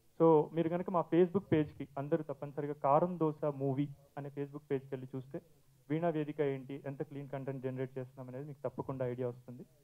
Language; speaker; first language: Telugu; native; Telugu